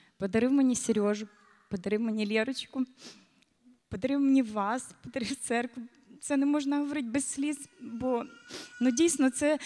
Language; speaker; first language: Ukrainian; native; Ukrainian